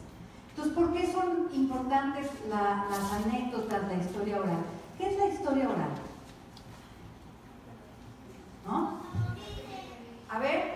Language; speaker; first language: Spanish; native; Spanish